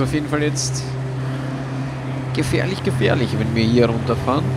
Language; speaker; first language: German; native; German